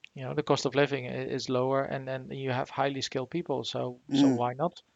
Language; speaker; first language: English; non-native, fluent; Dutch